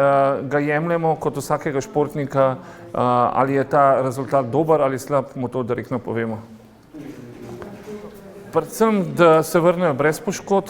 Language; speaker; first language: Slovenian; native; Slovenian